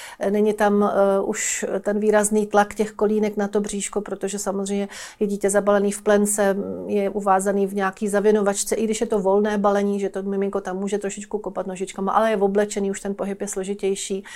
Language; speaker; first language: Czech; native; Czech